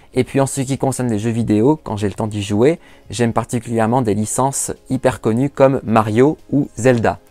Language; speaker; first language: French; native; French